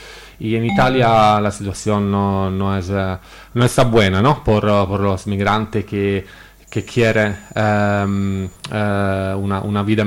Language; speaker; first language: Spanish; non-native, learner; Italian